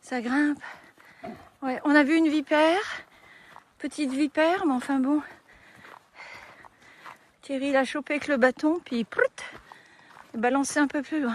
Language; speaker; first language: French; native; French